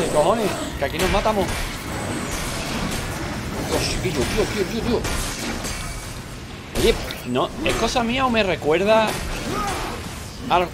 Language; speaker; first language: Spanish; native; Spanish